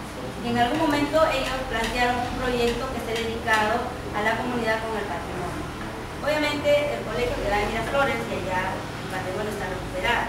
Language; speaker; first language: Spanish; native; Spanish